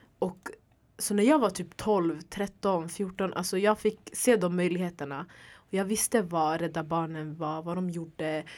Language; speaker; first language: Swedish; early bilingual, other home language; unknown